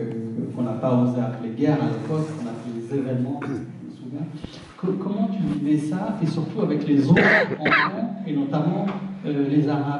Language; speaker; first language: French; early bilingual, other home language; Arabic